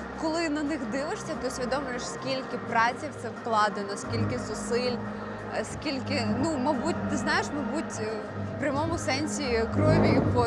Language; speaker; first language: Ukrainian; native; Ukrainian